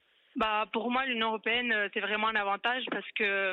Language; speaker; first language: French; early bilingual, other home language; Italian